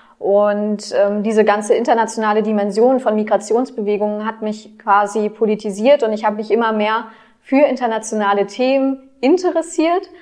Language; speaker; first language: German; native; German